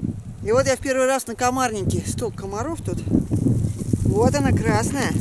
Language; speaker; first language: Russian; native; Russian